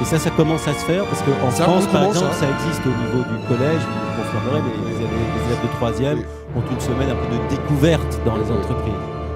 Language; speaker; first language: French; native; French